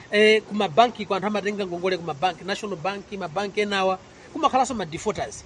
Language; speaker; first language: Nyanja; non-native, local second language; Tumbuka